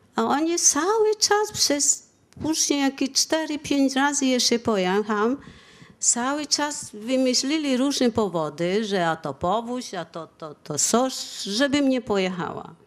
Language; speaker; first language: Polish; non-native, fluent; Vietnamese